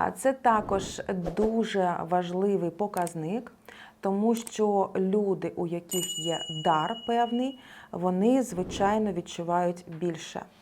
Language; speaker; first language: Ukrainian; non-native, local second language; Russian